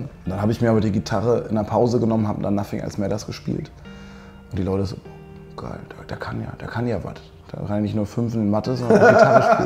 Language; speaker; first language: German; native; German